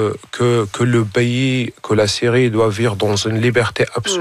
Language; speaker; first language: French; non-native, fluent; Arabic